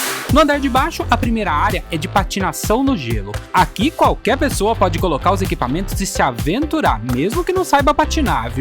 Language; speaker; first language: Portuguese; native; Portuguese